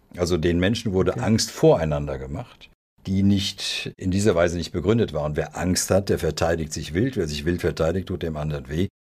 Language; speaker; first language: German; early bilingual, other home language; Serbian